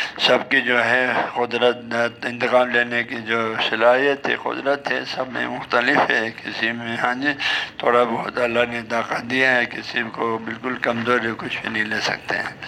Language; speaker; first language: Urdu; non-native, local second language; Balti